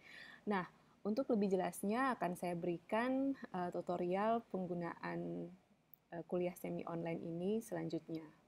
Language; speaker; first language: Indonesian; native; Indonesian